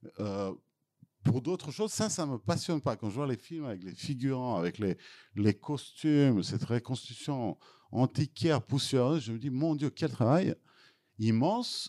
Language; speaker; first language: French; non-native, fluent; Serbian